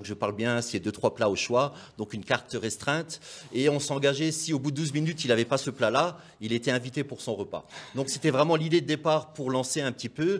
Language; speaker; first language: French; native; French